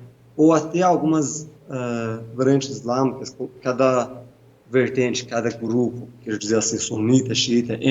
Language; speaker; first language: Portuguese; non-native, fluent; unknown